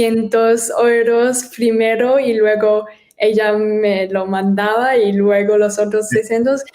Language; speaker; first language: Spanish; early bilingual, heritage; German